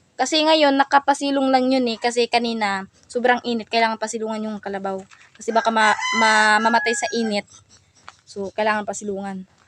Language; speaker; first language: Filipino; non-native, local second language; Cebuano